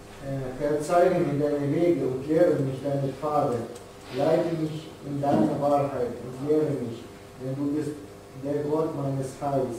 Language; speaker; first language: German; non-native, learner; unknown